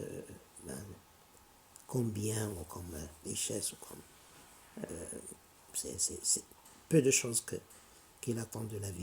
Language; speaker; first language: French; non-native, local second language; Arabic